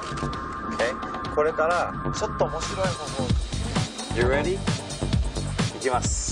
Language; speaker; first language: Japanese; early bilingual, heritage; English